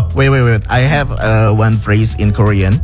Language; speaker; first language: English; non-native, fluent; Indonesian